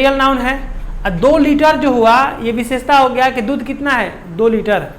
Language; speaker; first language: Hindi; non-native, local second language; Bhojpuri